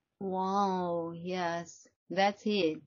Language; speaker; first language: English; non-native, fluent; Chinese